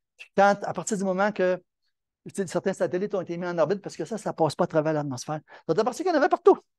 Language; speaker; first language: French; native; French